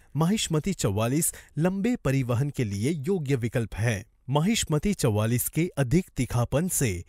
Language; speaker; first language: Hindi; native; Hindi